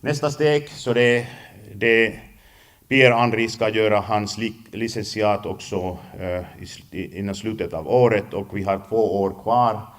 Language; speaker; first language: Swedish; non-native, fluent; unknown